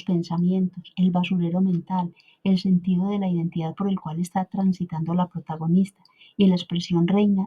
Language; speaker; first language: Spanish; native; Spanish